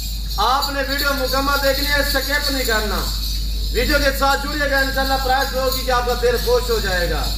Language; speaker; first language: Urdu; non-native, local second language; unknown